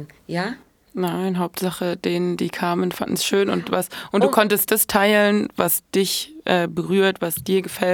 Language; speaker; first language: German; native; German